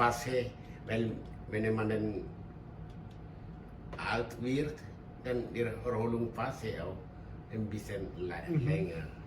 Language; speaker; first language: German; non-native, learner; Indonesian